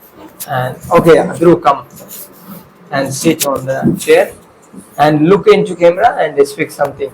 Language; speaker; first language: English; non-native, fluent; Hindi